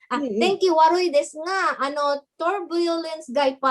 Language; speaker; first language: Japanese; non-native, learner; English